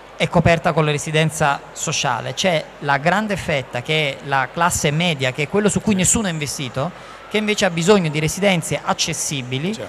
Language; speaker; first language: Italian; native; Italian